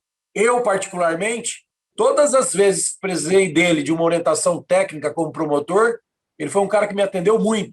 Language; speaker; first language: Portuguese; native; Portuguese